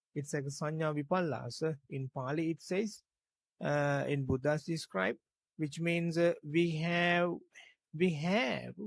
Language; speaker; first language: English; non-native, local second language; Sinhala